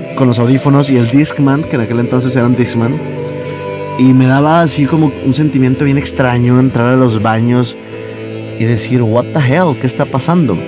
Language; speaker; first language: Spanish; native; Spanish